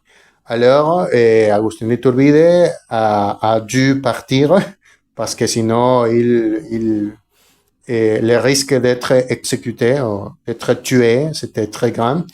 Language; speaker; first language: French; non-native, fluent; Spanish